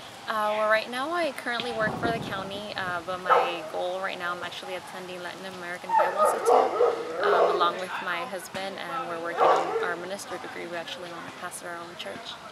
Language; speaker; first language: English; early bilingual, other home language; Spanish